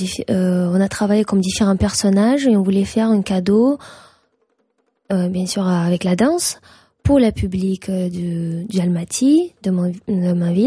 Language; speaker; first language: French; non-native, fluent; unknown